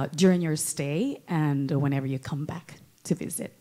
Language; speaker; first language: English; non-native, local second language; Spanish